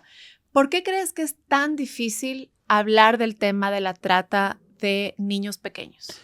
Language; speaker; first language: Spanish; native; Spanish